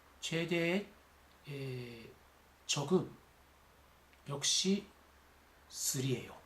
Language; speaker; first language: Korean; non-native, learner; Japanese